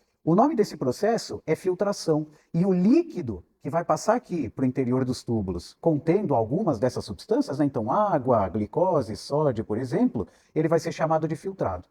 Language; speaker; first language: Portuguese; native; Portuguese